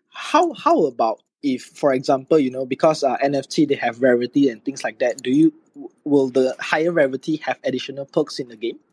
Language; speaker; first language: English; non-native, local second language; Chinese